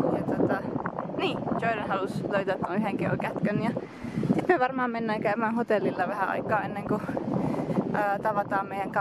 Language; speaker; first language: Finnish; native; Finnish